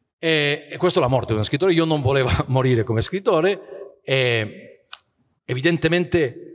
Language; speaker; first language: Italian; non-native, fluent; Spanish